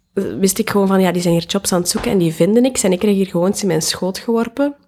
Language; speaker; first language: Dutch; native; Dutch